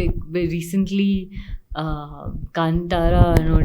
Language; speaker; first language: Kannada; non-native, learner; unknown